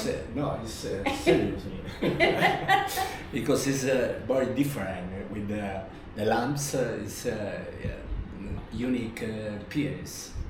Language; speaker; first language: English; non-native, learner; Spanish